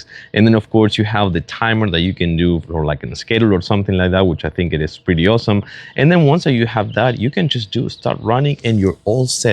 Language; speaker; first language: English; non-native, fluent; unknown